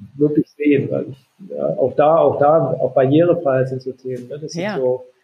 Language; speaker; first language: German; native; German